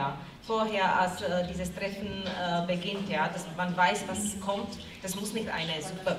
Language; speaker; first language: German; non-native, fluent; Czech